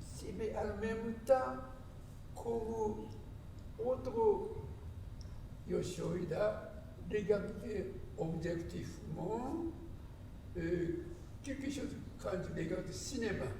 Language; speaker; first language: French; non-native, learner; Japanese